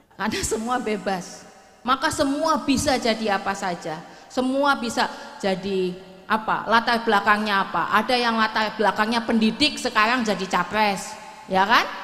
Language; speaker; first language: Indonesian; native; Indonesian